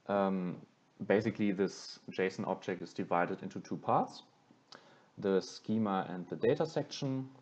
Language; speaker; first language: English; non-native, fluent; German